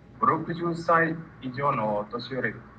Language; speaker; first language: Japanese; non-native, learner; Spanish